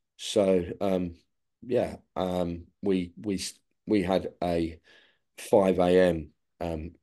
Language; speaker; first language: English; native; English